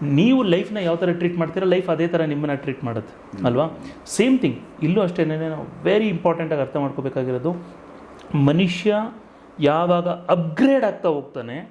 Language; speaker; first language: Kannada; native; Kannada